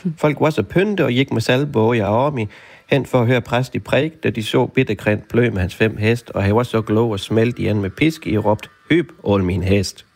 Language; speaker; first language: Danish; native; Danish